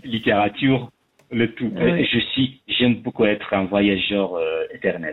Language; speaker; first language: French; non-native, fluent; Persian